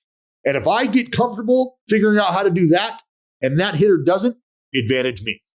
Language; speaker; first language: English; native; English